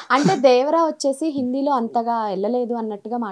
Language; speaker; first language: Telugu; native; Telugu